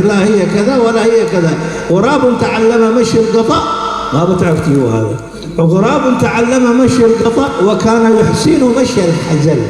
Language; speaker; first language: Arabic; native; Arabic